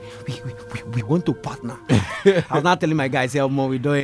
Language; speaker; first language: English; non-native, local second language; Yoruba